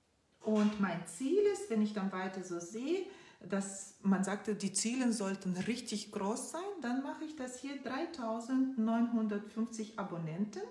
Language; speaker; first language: German; non-native, fluent; Russian